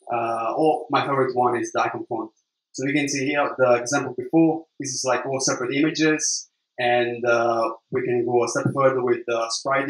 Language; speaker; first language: English; non-native, fluent; Italian